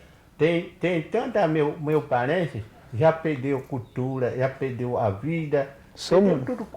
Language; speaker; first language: Portuguese; non-native, local second language; Kayapó